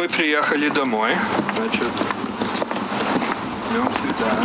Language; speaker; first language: Russian; early bilingual, heritage; Russian